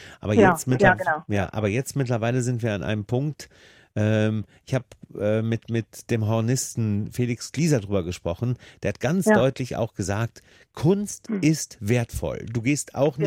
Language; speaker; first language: German; native; German